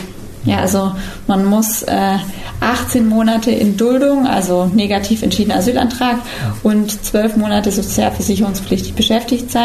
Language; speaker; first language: German; native; German